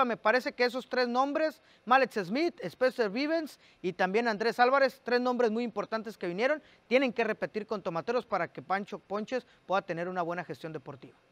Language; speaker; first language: Spanish; native; Spanish